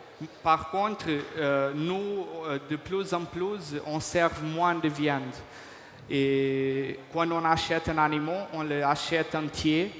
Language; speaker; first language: French; non-native, fluent; Portuguese